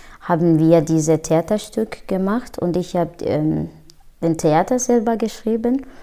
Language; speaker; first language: German; non-native, fluent; Kinyarwanda